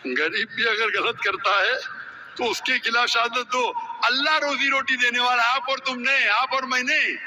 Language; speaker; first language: Urdu; non-native, local second language; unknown